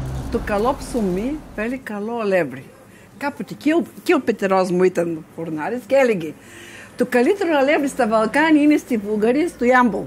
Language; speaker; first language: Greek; non-native, learner; Bulgarian